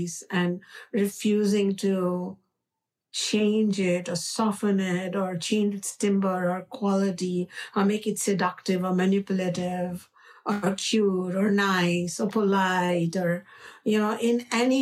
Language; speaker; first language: English; non-native, local second language; Hindi